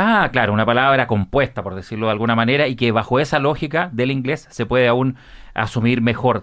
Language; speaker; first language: Spanish; native; Spanish